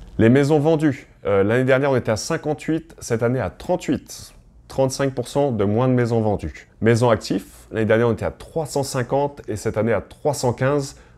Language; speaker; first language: French; native; French